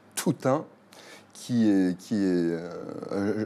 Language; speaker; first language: French; native; French